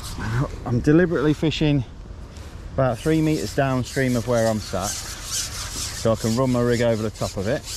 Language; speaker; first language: English; native; English